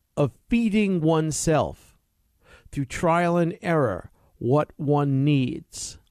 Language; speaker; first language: English; native; English